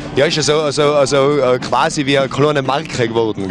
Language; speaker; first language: German; native; German